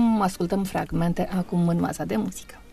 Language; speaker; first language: Romanian; native; Romanian